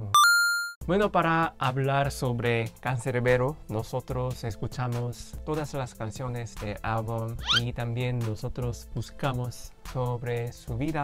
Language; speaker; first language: Spanish; non-native, fluent; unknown